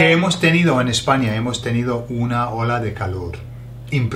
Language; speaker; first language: Spanish; non-native, fluent; English